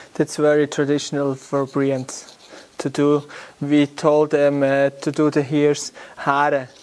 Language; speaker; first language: English; non-native, learner; German